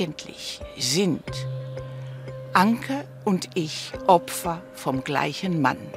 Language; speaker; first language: German; early bilingual, heritage; German